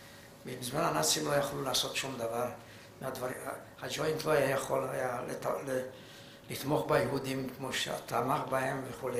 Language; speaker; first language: Hebrew; non-native, fluent; Hungarian